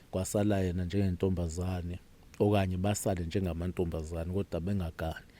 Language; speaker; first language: Zulu; native; Zulu